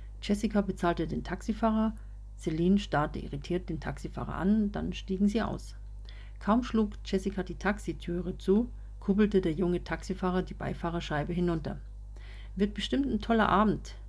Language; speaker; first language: German; native; German